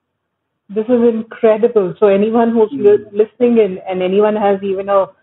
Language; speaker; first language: English; non-native, local second language; Hindi